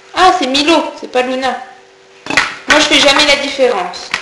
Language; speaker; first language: French; native; French